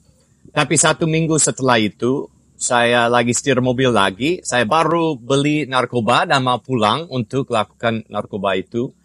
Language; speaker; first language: Indonesian; non-native, fluent; English